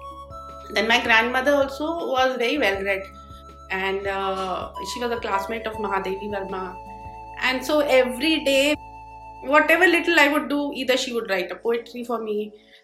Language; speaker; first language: English; non-native, local second language; Hindi